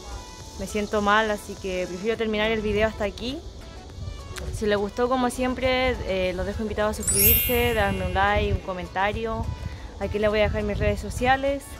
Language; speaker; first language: Spanish; native; Spanish